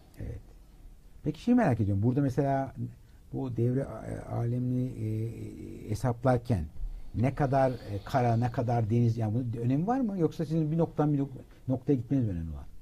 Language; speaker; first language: Turkish; early bilingual, heritage; Turkish